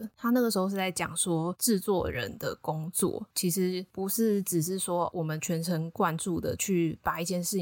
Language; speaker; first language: Chinese; native; Chinese